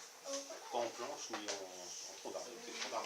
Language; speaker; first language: French; native; French